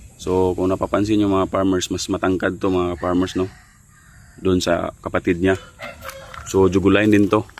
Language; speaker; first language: Filipino; non-native, local second language; Cebuano